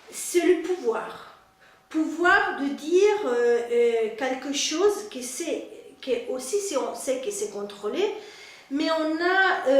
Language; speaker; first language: French; non-native, fluent; Spanish